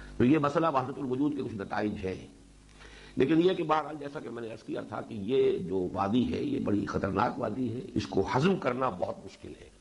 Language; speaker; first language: Urdu; native; Urdu